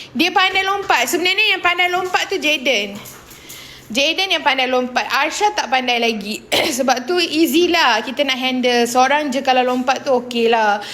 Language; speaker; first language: Malay; non-native, local second language; Tamil